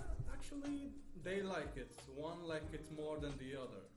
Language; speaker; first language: English; non-native, fluent; Arabic